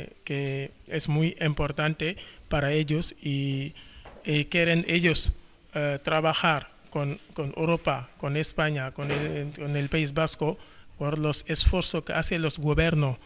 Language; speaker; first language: Spanish; non-native, fluent; Wolof